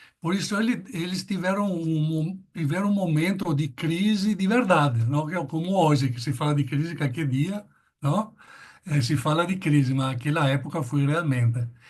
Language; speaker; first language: Portuguese; non-native, fluent; Italian